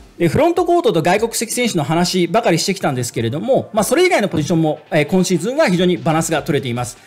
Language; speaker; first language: Japanese; native; Japanese